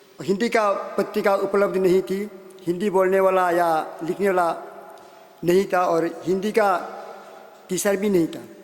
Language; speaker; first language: Hindi; non-native, local second language; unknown